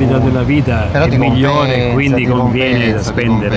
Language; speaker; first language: Italian; native; Italian